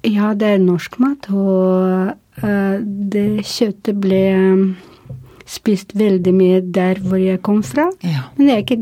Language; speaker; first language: Norwegian; non-native, fluent; Russian